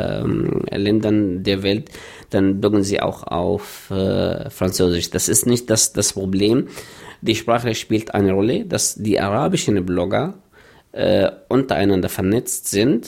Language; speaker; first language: German; non-native, fluent; Arabic